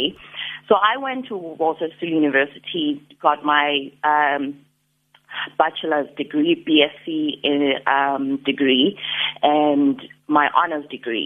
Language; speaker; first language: English; non-native, local second language; Xhosa